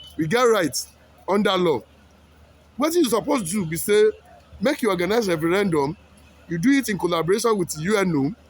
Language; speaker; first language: Nigerian Pidgin; non-native, local second language; Yoruba